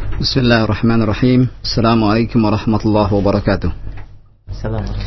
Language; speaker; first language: Arabic; non-native, fluent; Indonesian